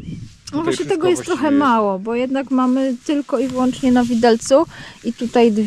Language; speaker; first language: Polish; native; Polish